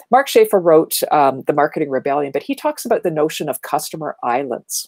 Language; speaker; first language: English; native; English